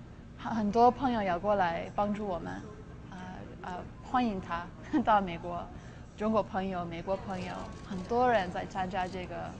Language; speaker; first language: Chinese; non-native, fluent; English